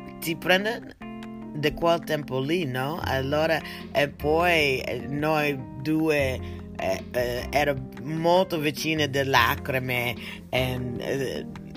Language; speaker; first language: Italian; non-native, learner; English